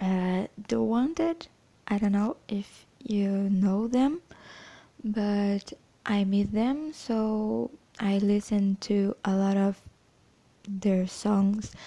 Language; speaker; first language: English; non-native, fluent; Portuguese